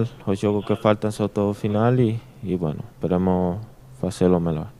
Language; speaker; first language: Portuguese; non-native, learner; Spanish